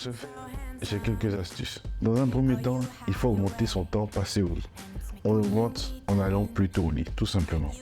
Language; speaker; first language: French; native; French